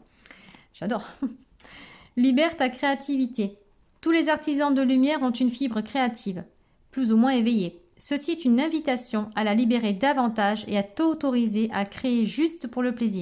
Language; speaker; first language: French; native; French